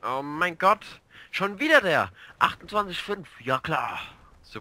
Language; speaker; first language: German; native; German